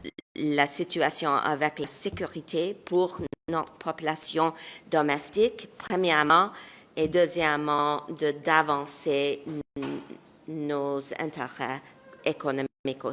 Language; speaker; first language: French; non-native, local second language; English